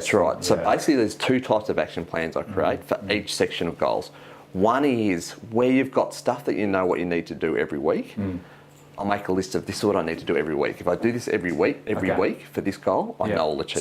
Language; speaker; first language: English; native; English